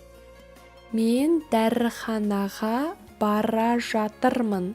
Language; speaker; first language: Kazakh; native; Kazakh